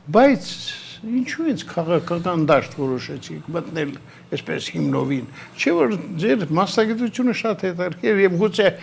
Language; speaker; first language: Armenian; native; Armenian